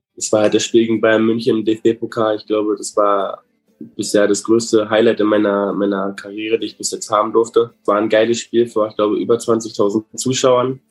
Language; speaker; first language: German; native; German